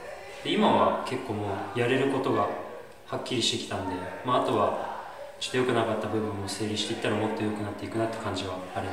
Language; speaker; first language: Japanese; native; Japanese